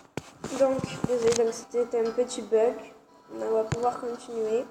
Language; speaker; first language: French; native; French